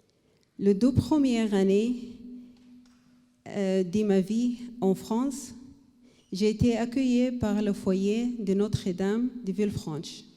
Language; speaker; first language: French; non-native, learner; Arabic